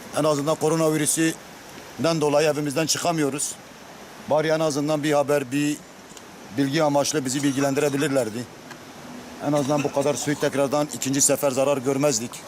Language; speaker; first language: Turkish; native; Turkish